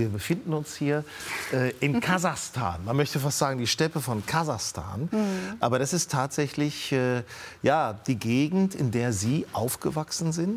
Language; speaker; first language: German; native; German